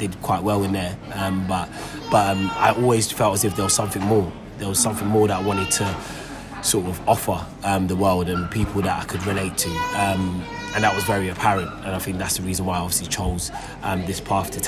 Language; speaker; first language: English; native; English